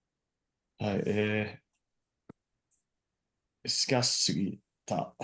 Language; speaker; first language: Japanese; non-native, learner; English